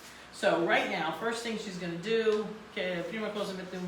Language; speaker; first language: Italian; early bilingual, heritage; Italian